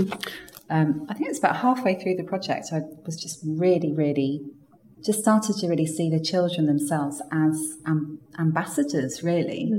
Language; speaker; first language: English; native; English